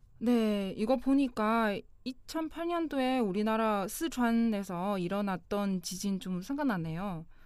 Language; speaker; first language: Korean; non-native, local second language; Chinese